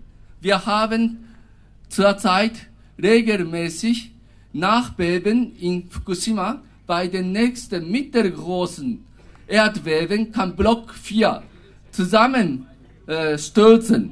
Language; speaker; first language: German; non-native, fluent; Japanese